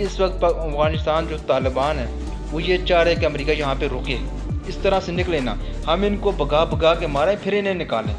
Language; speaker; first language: Hindi; non-native, local second language; Punjabi